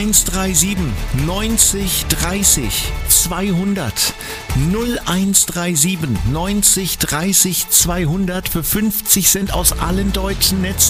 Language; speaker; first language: German; native; German